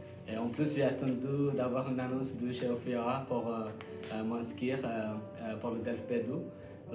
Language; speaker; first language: French; non-native, fluent; Bangla